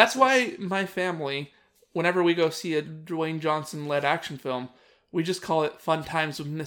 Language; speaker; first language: English; native; English